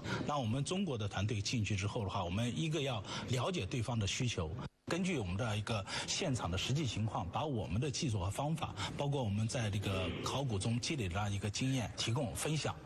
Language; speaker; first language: Chinese; native; Chinese